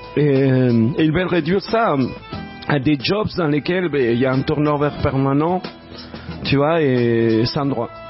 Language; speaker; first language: French; native; French